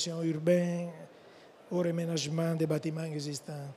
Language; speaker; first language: French; non-native, fluent; Italian